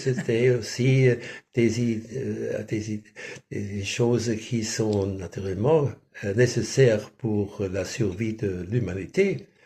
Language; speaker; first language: French; non-native, fluent; German